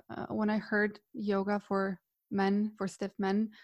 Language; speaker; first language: English; non-native, fluent; Croatian